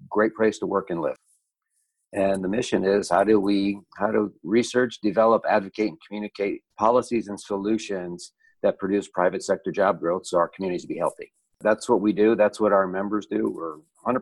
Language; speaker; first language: English; early bilingual, other home language; Italian